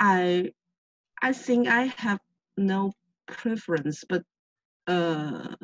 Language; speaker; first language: English; non-native, learner; Chinese